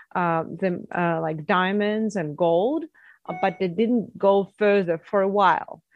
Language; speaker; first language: English; non-native, fluent; Russian